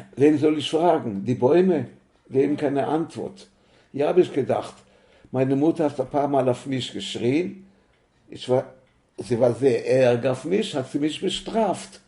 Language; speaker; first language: German; native; German